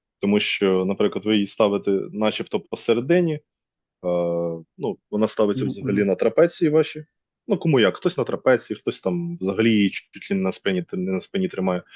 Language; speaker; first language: Ukrainian; native; Ukrainian